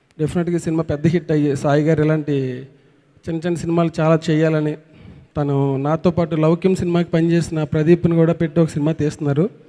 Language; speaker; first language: Telugu; native; Telugu